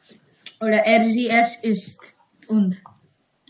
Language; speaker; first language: German; non-native, learner; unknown